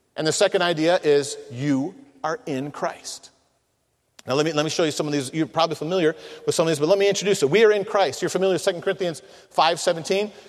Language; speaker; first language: English; native; English